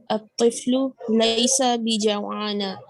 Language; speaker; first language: Arabic; non-native, learner; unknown